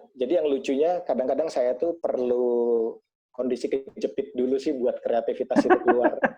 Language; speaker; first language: Indonesian; native; Indonesian